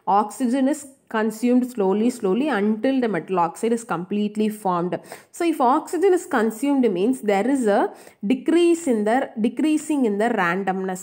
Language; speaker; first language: English; non-native, local second language; Tamil